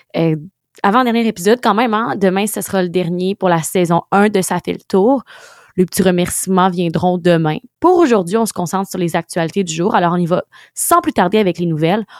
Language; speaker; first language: French; native; French